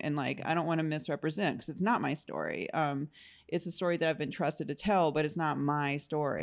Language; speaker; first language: English; native; English